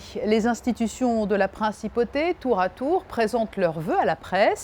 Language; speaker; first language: French; native; French